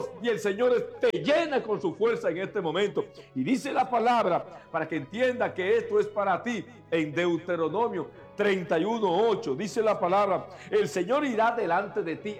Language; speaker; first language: Spanish; native; Spanish